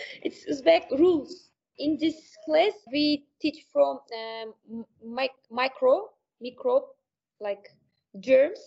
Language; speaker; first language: English; non-native, learner; Uzbek